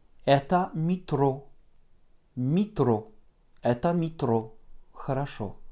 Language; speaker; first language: Russian; non-native, fluent; French